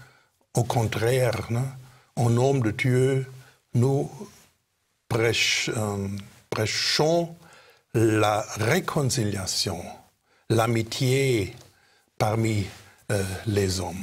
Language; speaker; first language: French; non-native, fluent; German